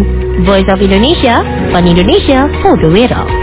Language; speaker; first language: Dutch; non-native, fluent; Indonesian